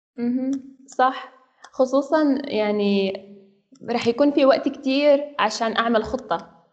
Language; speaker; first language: Arabic; native; Arabic